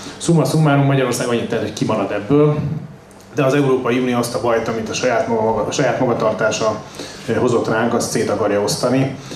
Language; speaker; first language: Hungarian; native; Hungarian